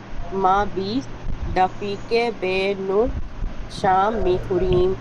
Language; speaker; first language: Persian; non-native, learner; Urdu